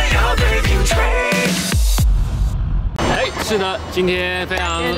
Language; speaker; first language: Chinese; native; Chinese